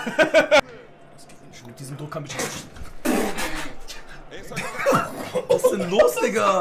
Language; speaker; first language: German; early bilingual, other home language; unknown